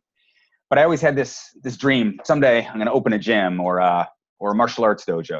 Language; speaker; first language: English; native; English